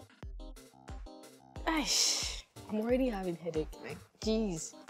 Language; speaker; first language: English; non-native, local second language; Igbo